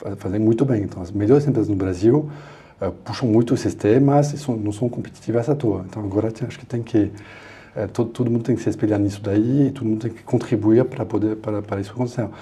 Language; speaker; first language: Portuguese; non-native, fluent; French